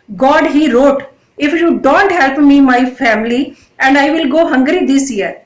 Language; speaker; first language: English; non-native, local second language; Punjabi